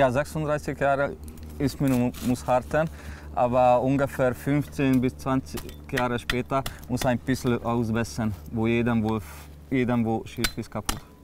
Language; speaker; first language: German; non-native, learner; Hungarian